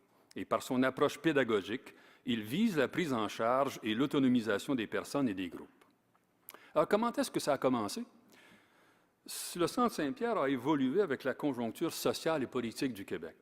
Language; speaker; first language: French; native; French